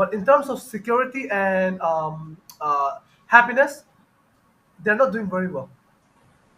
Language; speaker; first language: English; non-native, fluent; Bangla